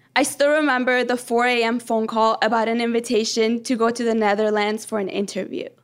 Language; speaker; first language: English; early bilingual, other home language; Persian